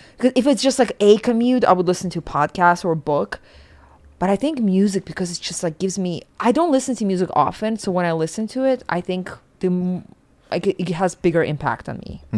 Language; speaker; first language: English; non-native, fluent; Russian